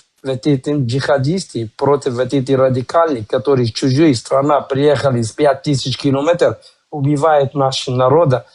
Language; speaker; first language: Russian; non-native, learner; Kurdish